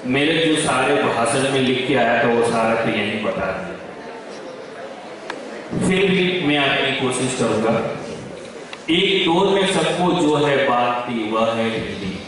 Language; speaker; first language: Hindi; non-native, local second language; Kannada